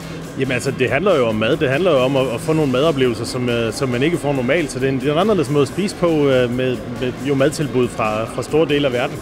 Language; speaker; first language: Danish; native; Danish